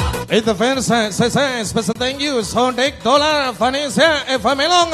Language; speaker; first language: English; non-native, learner; Indonesian